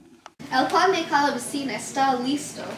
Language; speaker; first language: Spanish; non-native, learner; English